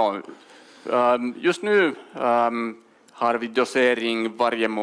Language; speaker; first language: Swedish; non-native, local second language; Finnish